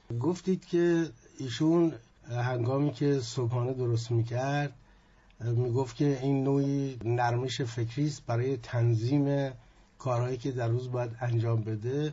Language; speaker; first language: Persian; native; Persian